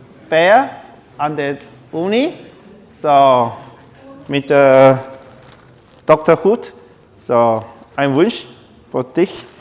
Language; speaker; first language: German; non-native, learner; Chinese